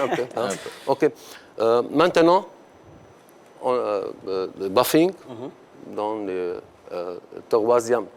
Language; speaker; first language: French; non-native, learner; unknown